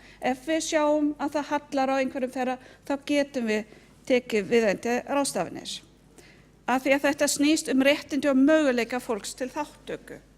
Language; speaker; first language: Icelandic; non-native, fluent; German